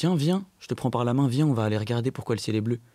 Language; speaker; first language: French; native; French